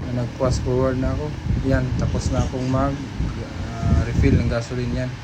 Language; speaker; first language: Filipino; native; Filipino